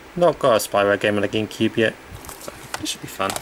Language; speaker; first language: English; native; English